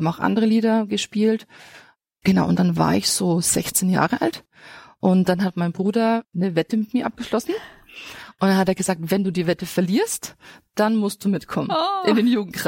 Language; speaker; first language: German; native; German